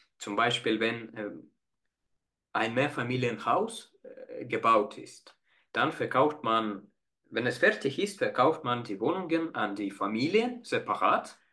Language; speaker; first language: German; non-native, fluent; Estonian